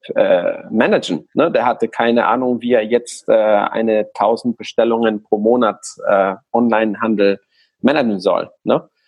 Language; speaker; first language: German; non-native, fluent; Spanish